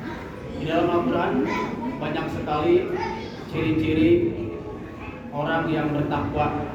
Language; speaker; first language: Indonesian; native; Indonesian